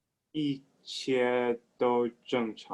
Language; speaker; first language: Chinese; non-native, learner; English